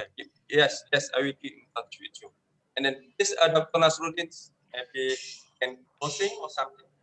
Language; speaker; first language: English; non-native, learner; Indonesian